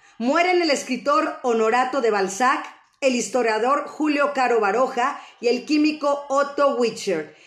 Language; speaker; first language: Spanish; native; Spanish